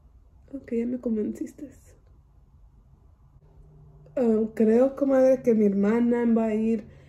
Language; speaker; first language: Spanish; early bilingual, heritage; Spanish